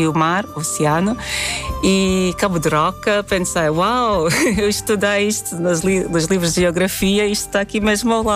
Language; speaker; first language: Portuguese; non-native, fluent; Latvian